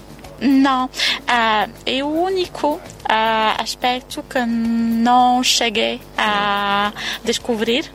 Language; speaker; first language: Portuguese; non-native, fluent; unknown